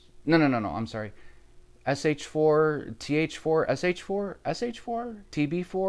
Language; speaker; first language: English; native; English